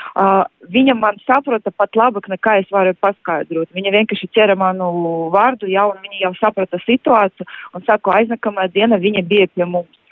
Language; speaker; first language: Latvian; non-native, local second language; Russian